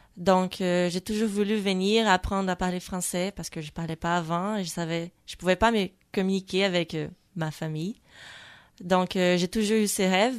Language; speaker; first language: French; non-native, fluent; Portuguese